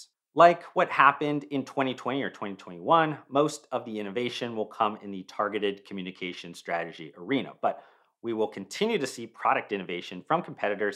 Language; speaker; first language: English; native; English